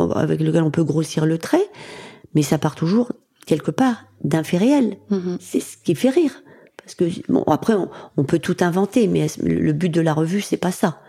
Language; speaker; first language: French; native; French